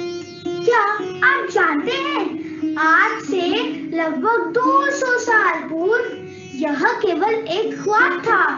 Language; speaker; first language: Hindi; native; Hindi